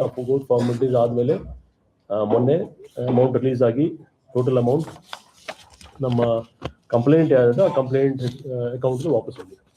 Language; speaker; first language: Kannada; non-native, fluent; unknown